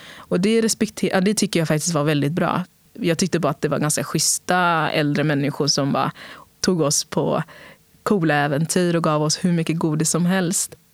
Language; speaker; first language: Swedish; early bilingual, other home language; Portuguese